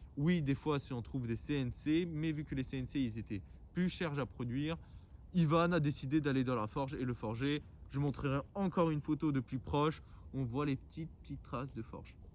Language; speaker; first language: French; non-native, fluent; Ukrainian